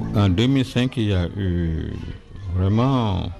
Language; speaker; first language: French; non-native, local second language; Wolof